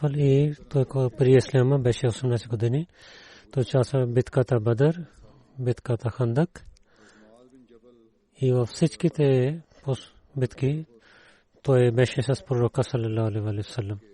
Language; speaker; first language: Bulgarian; non-native, learner; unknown